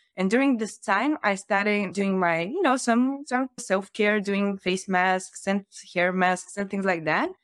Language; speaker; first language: English; non-native, fluent; Bulgarian